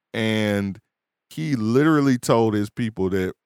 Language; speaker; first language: English; native; English